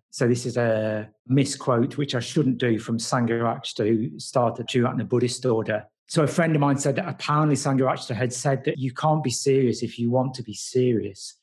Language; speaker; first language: English; native; English